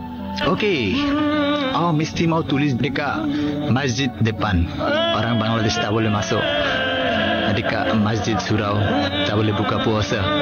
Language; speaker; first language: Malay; non-native, learner; Bangla